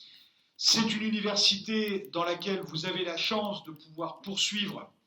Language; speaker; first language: French; native; French